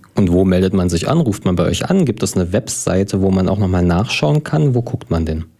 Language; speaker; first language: German; native; German